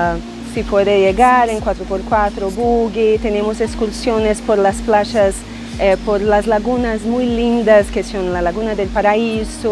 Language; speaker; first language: Spanish; non-native, learner; Portuguese